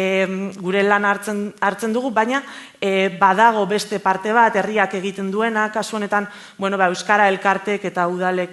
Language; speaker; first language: Basque; native; Basque